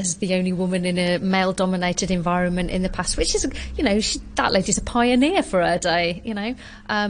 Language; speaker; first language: English; native; English